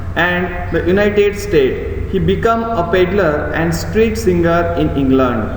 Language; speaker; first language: English; non-native, local second language; Marathi